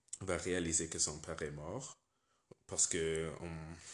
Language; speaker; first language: French; non-native, learner; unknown